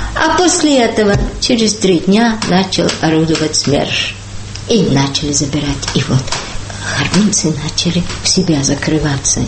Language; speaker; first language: Russian; early bilingual, heritage; Russian